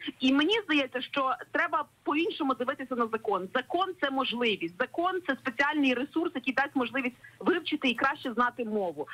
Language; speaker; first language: Ukrainian; native; Ukrainian